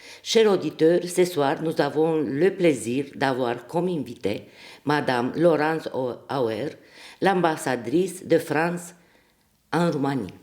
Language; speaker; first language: French; non-native, fluent; Romanian